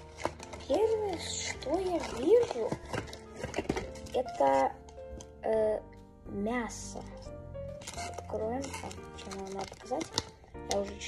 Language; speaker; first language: Russian; early bilingual, heritage; Russian